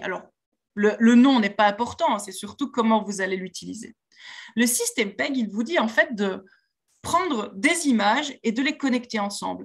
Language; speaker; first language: French; native; French